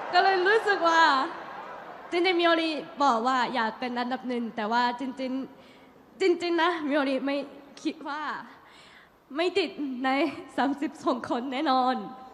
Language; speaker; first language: Thai; non-native, learner; Japanese